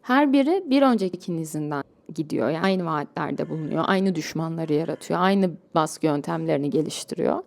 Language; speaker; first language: Turkish; native; Turkish